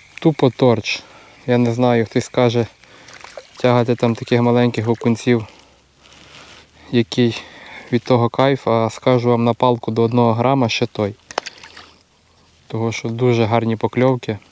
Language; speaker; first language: Ukrainian; native; Ukrainian